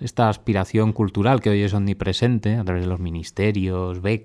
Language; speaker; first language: Spanish; native; Spanish